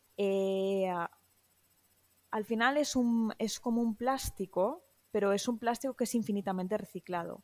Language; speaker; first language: Spanish; native; Spanish